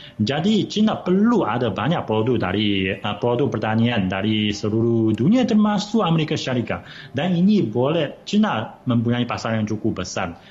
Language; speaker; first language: Malay; non-native, fluent; Chinese